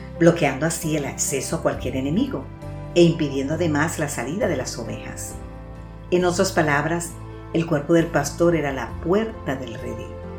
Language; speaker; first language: Spanish; native; Spanish